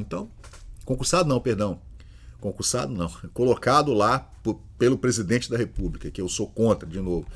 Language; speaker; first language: Portuguese; native; Portuguese